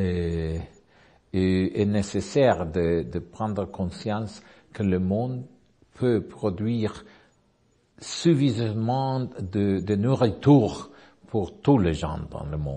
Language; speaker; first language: French; non-native, learner; Spanish